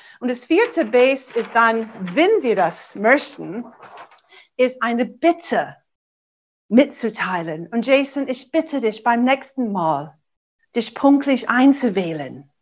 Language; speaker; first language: German; non-native, fluent; English